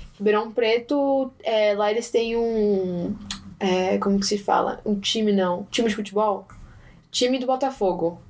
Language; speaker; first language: Portuguese; early bilingual, heritage; Portuguese